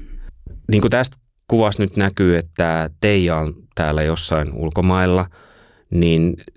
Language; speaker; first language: Finnish; native; Finnish